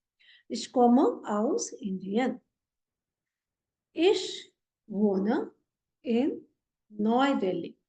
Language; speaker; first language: German; non-native, learner; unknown